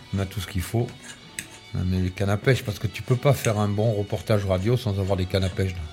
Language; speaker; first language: French; non-native, fluent; Spanish